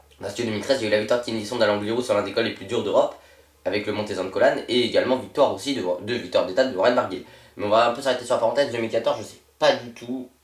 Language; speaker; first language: French; native; French